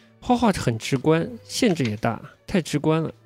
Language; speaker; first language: Chinese; native; Chinese